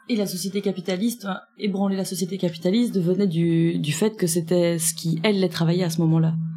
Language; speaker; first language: French; native; French